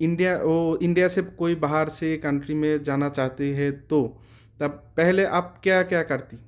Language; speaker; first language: Hindi; non-native, learner; Bangla